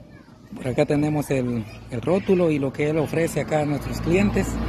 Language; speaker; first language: Spanish; native; Spanish